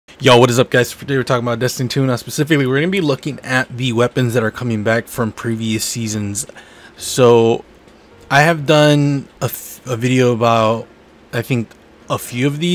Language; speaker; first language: English; native; English